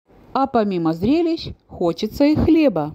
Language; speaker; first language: Russian; native; Russian